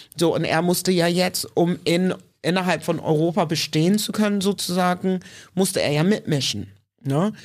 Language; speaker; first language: German; early bilingual, other home language; English